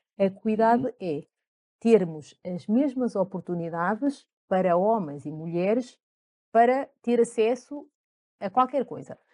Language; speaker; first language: Portuguese; early bilingual, other home language; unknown